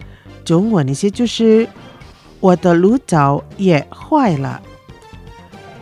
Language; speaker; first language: Chinese; non-native, local second language; Indonesian